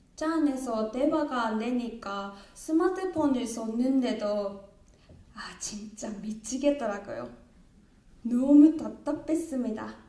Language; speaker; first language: Korean; non-native, learner; Japanese